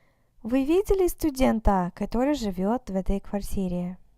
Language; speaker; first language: Russian; non-native, fluent; English